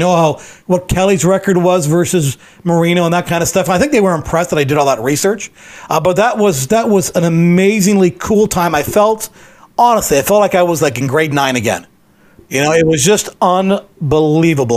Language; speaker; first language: English; native; English